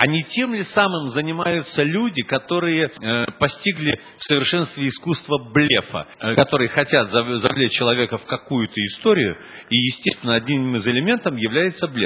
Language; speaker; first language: Russian; native; Russian